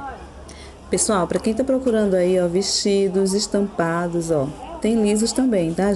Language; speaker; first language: Portuguese; native; Portuguese